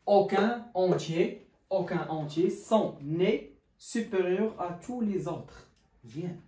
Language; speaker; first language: French; non-native, local second language; Arabic